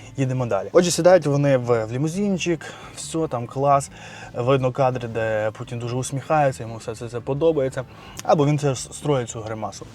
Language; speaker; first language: Ukrainian; non-native, local second language; Russian